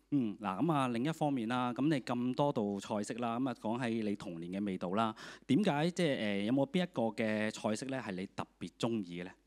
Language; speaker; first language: Cantonese; native; Cantonese